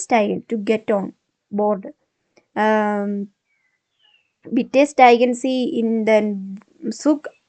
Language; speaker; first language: German; non-native, learner; Malayalam